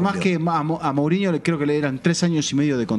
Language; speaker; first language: Spanish; native; Spanish